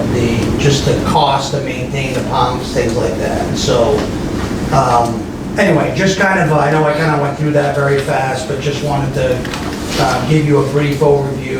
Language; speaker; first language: English; native; English